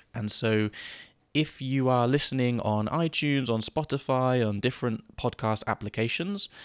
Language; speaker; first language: English; native; English